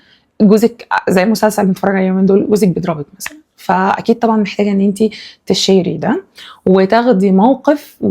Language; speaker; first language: Arabic; native; Arabic